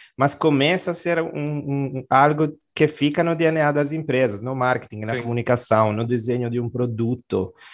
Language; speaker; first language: Portuguese; non-native, fluent; Italian